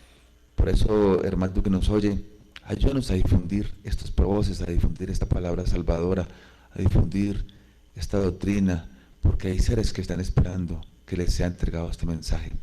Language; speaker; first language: Spanish; native; Spanish